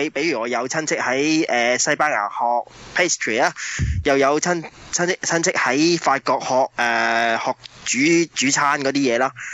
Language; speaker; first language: Cantonese; early bilingual, other home language; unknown